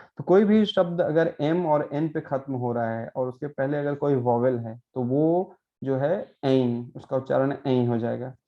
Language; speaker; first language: Hindi; native; Hindi